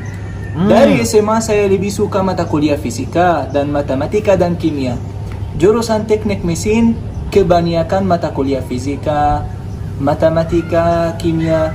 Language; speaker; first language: Indonesian; non-native, fluent; Arabic